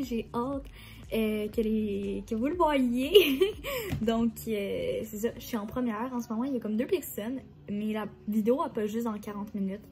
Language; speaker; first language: French; native; French